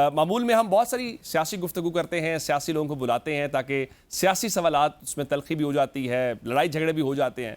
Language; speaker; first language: Urdu; native; Urdu